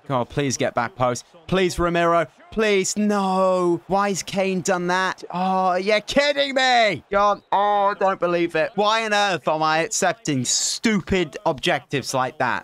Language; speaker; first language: English; native; English